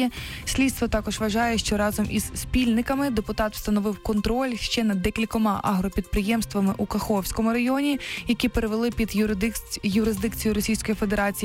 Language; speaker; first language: Ukrainian; native; Ukrainian